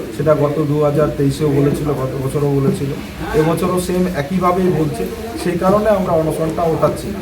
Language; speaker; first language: Bangla; non-native, local second language; Santali